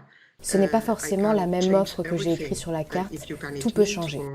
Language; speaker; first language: French; non-native, fluent; Spanish